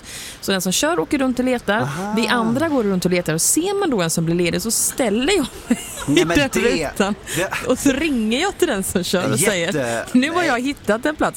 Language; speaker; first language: Swedish; native; Swedish